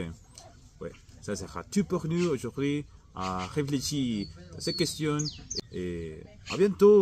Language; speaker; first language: French; non-native, learner; Spanish